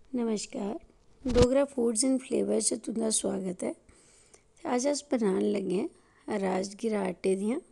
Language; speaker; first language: Punjabi; non-native, local second language; Dogri